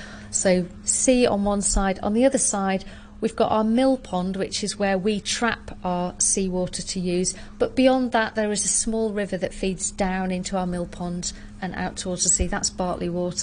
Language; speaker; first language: English; native; English